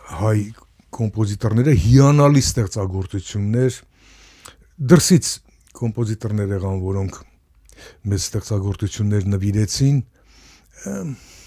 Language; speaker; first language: Armenian; native; Armenian